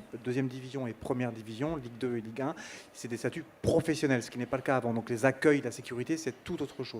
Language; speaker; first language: French; native; French